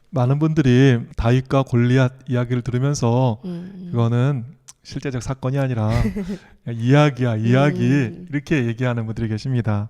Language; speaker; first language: Korean; native; Korean